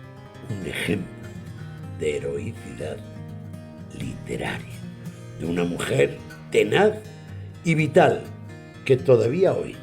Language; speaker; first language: Spanish; native; Spanish